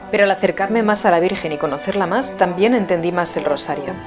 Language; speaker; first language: Spanish; non-native, fluent; German